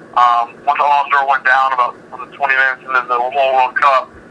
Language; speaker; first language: English; native; English